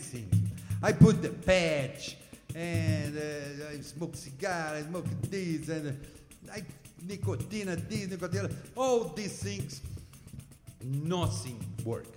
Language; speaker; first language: English; non-native, learner; Portuguese